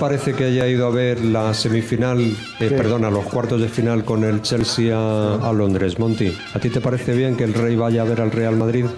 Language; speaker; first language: Spanish; native; Spanish